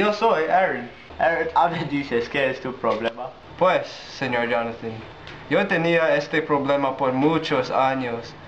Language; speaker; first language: Spanish; non-native, learner; English